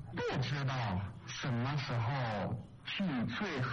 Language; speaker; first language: Chinese; non-native, learner; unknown